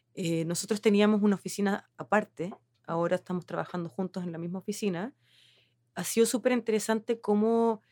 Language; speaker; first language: Spanish; native; Spanish